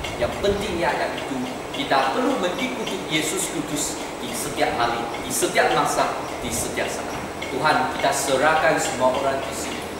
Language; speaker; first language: Malay; non-native, local second language; Chinese